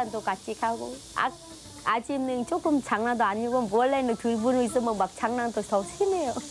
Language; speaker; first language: Korean; non-native, learner; Vietnamese